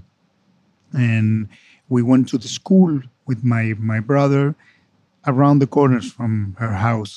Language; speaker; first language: English; non-native, fluent; Spanish